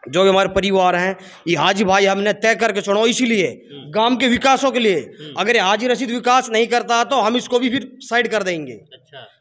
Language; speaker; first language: Hindi; native; Hindi